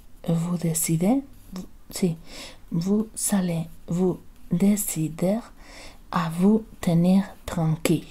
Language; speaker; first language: French; non-native, learner; Spanish